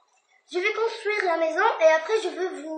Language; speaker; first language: French; non-native, learner; Arabic